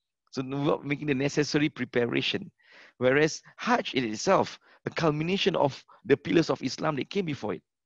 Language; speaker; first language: English; non-native, local second language; Malay